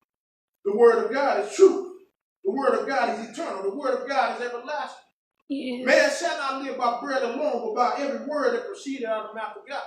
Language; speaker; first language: English; native; English